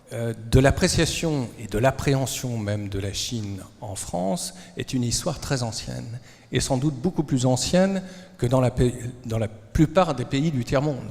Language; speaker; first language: French; native; French